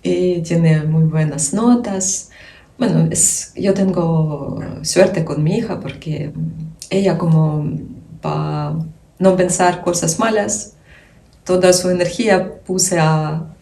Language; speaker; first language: Spanish; non-native, learner; Ukrainian